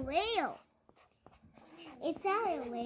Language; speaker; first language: English; non-native, learner; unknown